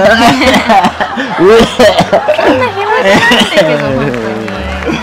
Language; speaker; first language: Japanese; native; Japanese